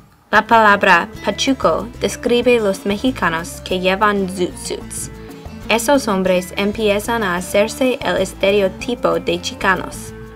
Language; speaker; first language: Spanish; non-native, learner; English